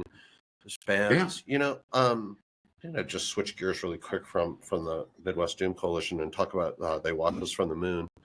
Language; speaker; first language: English; native; English